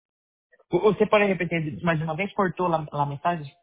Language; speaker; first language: Spanish; non-native, learner; Portuguese